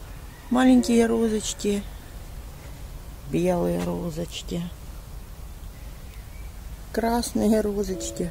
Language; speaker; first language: Russian; native; Russian